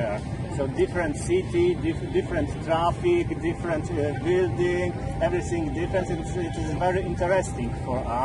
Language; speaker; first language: English; non-native, learner; Polish